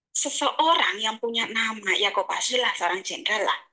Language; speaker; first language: Indonesian; native; Indonesian